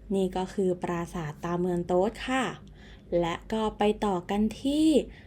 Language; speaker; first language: Thai; native; Thai